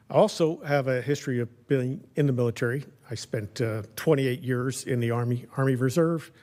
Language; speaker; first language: English; native; English